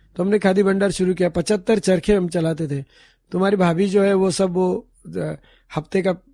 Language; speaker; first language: Hindi; non-native, local second language; Marathi